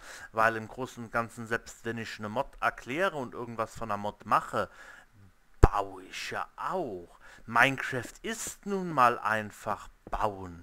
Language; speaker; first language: German; native; German